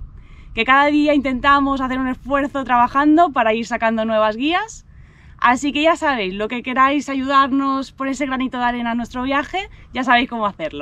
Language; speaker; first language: Spanish; native; Spanish